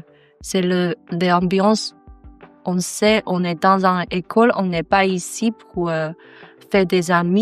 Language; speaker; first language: French; non-native, learner; Chinese